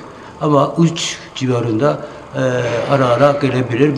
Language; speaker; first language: Turkish; non-native, fluent; Japanese